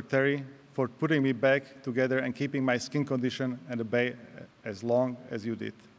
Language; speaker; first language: English; non-native, fluent; Slovak